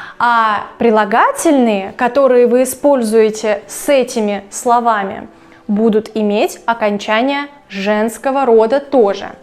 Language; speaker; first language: Russian; native; Russian